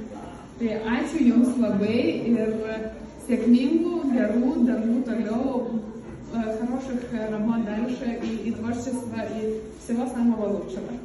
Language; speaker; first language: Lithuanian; native; Lithuanian